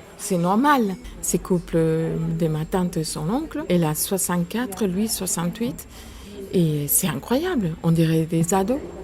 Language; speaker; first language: French; non-native, fluent; Spanish